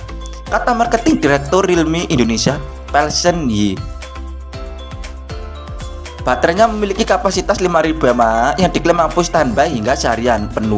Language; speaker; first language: Indonesian; native; Indonesian